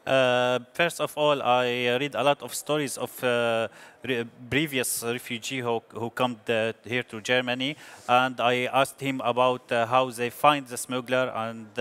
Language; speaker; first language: English; non-native, learner; Arabic